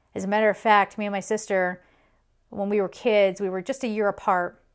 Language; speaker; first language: English; native; English